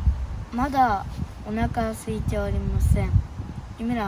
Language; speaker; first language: Japanese; early bilingual, other home language; Uyghur